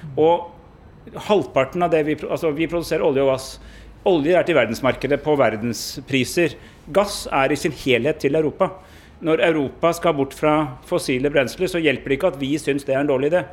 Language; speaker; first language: Norwegian; native; Norwegian